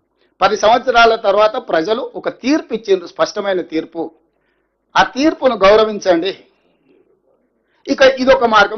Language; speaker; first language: Telugu; native; Telugu